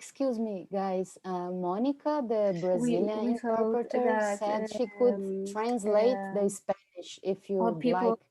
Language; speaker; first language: English; non-native, fluent; Portuguese